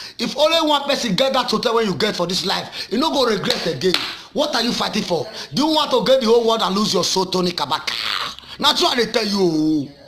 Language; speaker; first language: Nigerian Pidgin; non-native, local second language; Esan